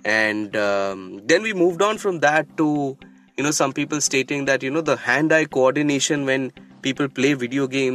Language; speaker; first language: English; non-native, local second language; Bangla